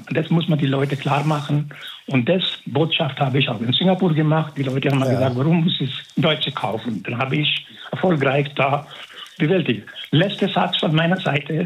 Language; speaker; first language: German; non-native, fluent; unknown